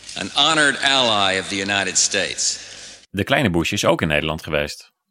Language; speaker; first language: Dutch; native; Dutch